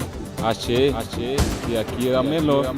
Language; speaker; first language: Portuguese; non-native, fluent; Spanish